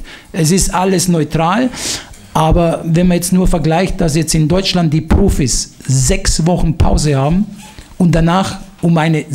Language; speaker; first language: German; non-native, fluent; Italian